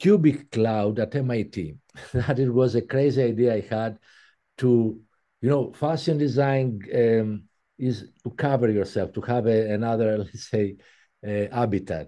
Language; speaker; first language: English; non-native, fluent; Greek